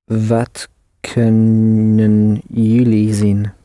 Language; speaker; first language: Dutch; non-native, learner; English